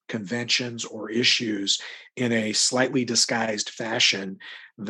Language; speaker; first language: English; native; English